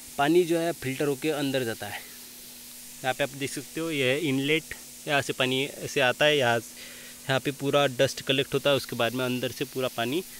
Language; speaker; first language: Hindi; non-native, local second language; Marathi